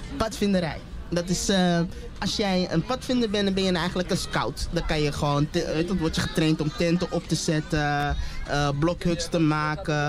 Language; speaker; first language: Dutch; native; Dutch